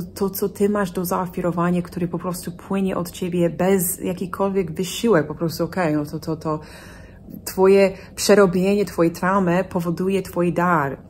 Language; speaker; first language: Polish; non-native, fluent; English